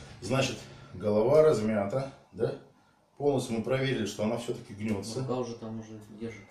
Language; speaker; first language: Russian; native; Russian